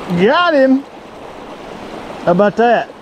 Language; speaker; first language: English; native; English